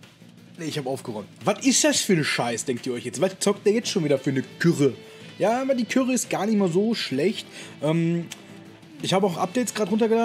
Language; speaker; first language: German; native; German